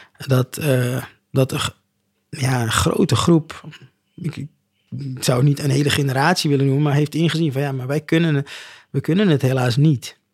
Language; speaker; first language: Dutch; native; Dutch